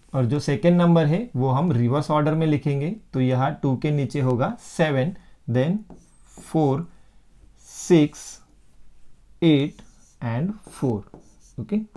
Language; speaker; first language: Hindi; non-native, local second language; Marathi